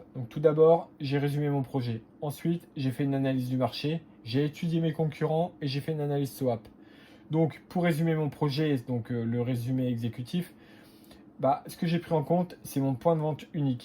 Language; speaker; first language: French; native; French